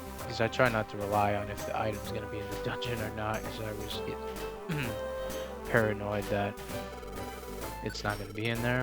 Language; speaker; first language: English; native; English